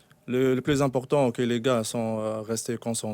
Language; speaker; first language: French; non-native, local second language; Arabic